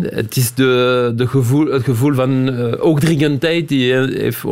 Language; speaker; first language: Dutch; non-native, local second language; French